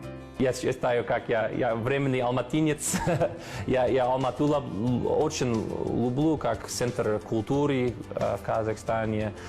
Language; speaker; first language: Russian; non-native, fluent; English